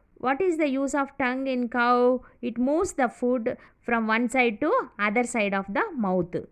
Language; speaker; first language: English; non-native, local second language; Telugu